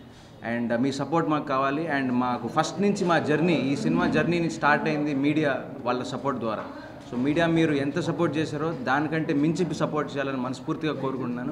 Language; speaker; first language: Telugu; native; Telugu